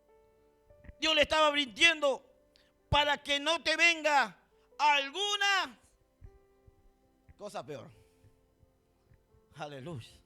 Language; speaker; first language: Spanish; native; Spanish